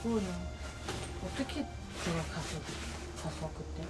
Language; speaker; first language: Korean; non-native, fluent; German